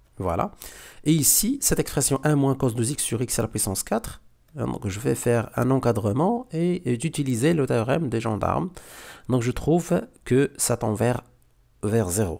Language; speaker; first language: French; non-native, local second language; Arabic